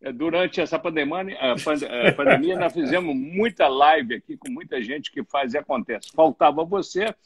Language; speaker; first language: Portuguese; native; Portuguese